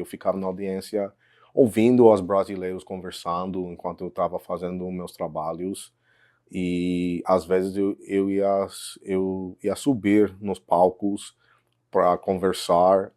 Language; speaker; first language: Portuguese; non-native, fluent; English